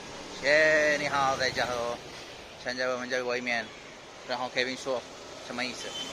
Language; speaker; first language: Chinese; non-native, learner; Bangla